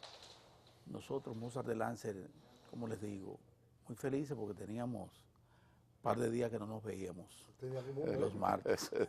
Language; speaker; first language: Spanish; native; Spanish